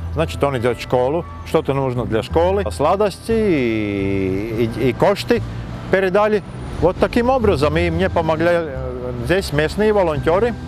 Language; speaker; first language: Russian; non-native, fluent; Latvian